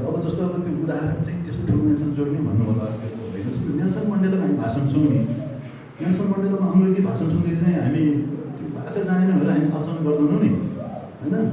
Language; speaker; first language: Nepali; non-native, local second language; Gurung